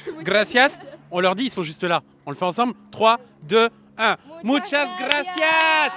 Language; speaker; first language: French; native; French